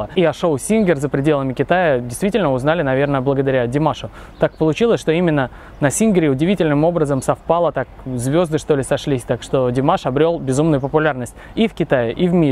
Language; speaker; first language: Russian; native; Russian